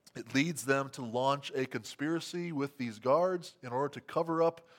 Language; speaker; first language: English; native; English